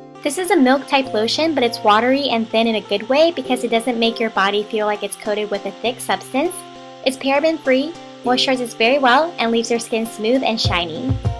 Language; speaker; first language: English; early bilingual, other home language; Japanese